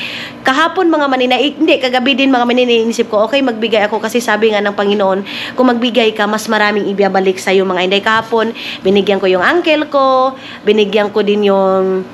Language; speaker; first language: Filipino; non-native, local second language; Cebuano